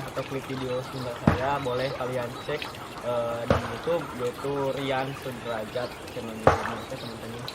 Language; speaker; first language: Indonesian; non-native, local second language; Sundanese